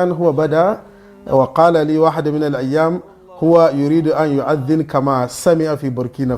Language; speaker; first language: Arabic; non-native, fluent; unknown